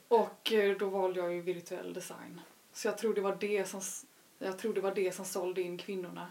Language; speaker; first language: Swedish; native; Swedish